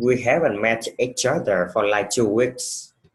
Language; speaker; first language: English; non-native, fluent; Vietnamese